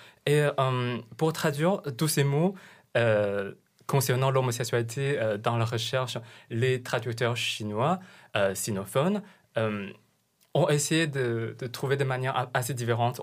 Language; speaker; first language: French; non-native, fluent; Chinese